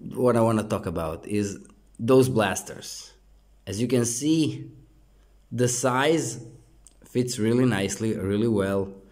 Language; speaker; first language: English; non-native, fluent; Croatian